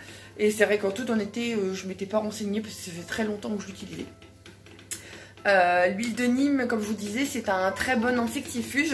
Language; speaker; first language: French; native; French